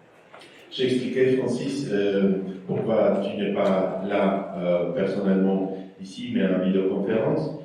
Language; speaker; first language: French; non-native, fluent; Spanish